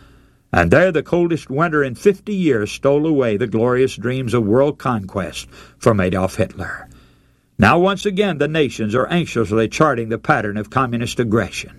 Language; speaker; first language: English; native; English